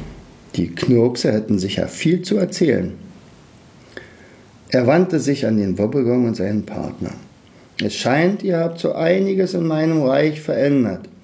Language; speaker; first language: German; native; German